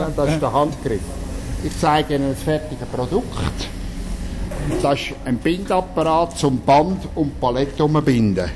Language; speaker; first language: German; native; German